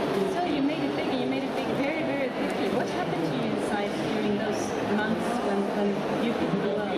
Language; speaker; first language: English; non-native, fluent; Swedish